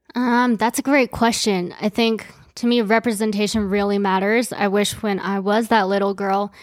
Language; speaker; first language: English; early bilingual, other home language; Chinese